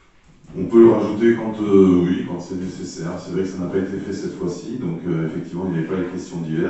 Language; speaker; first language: French; native; French